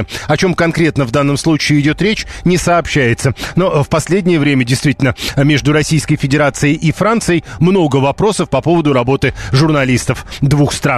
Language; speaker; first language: Russian; native; Russian